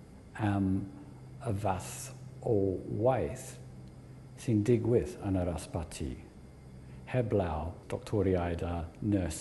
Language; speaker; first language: Welsh; non-native, learner; English